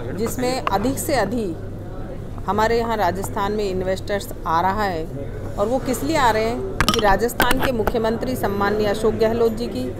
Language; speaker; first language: Hindi; native; Hindi